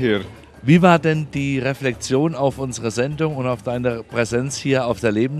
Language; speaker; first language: German; native; German